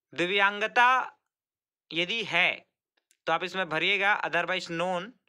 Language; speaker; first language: Hindi; native; Hindi